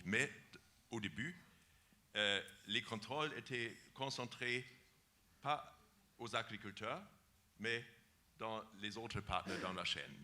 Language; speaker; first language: French; non-native, fluent; German